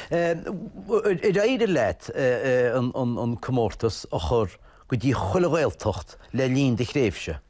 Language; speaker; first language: Irish; native; Irish